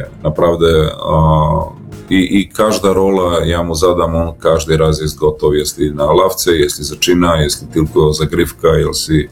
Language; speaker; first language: Polish; non-native, learner; Serbian